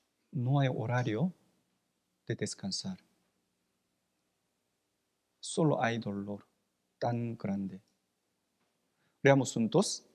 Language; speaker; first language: Spanish; non-native, fluent; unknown